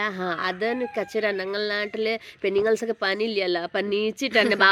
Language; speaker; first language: Malayalam; non-native, learner; Hindi